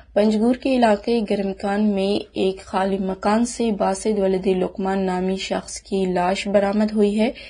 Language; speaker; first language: Urdu; non-native, local second language; Baluchi